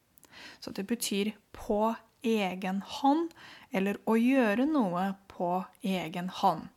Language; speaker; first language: Norwegian; non-native, fluent; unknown